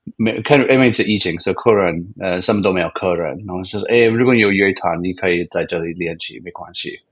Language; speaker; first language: Chinese; non-native, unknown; English